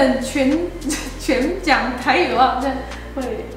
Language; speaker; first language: Chinese; non-native, fluent; English